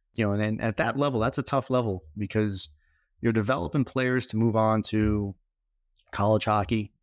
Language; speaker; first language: English; native; English